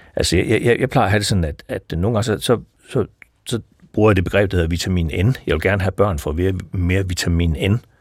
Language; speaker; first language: Danish; native; Danish